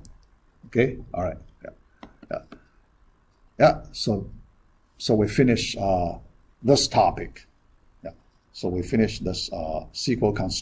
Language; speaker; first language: English; non-native, fluent; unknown